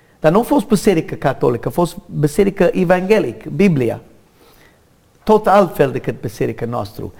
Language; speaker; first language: Romanian; non-native, learner; English